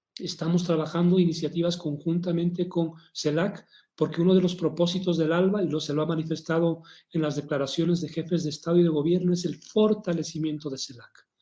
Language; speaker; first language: Spanish; native; Spanish